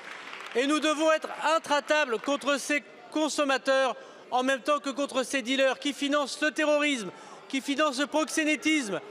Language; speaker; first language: French; native; French